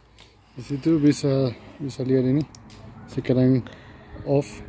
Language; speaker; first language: Indonesian; non-native, learner; German